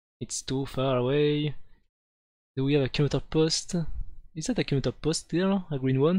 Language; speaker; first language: English; non-native, fluent; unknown